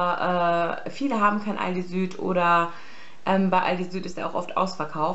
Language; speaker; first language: German; native; German